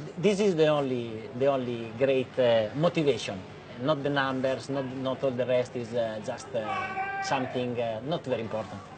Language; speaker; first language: English; non-native, learner; Italian